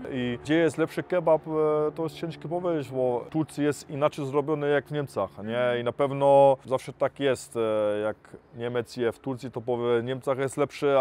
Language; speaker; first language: Polish; early bilingual, heritage; Polish